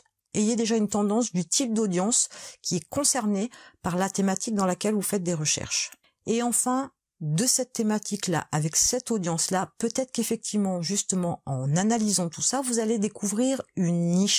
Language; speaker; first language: French; native; French